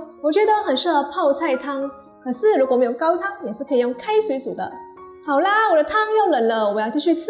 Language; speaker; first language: Chinese; native; Chinese